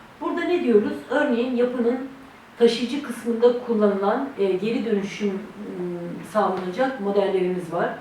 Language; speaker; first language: Turkish; native; Turkish